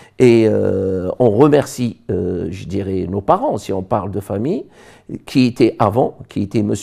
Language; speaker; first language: French; non-native, local second language; Arabic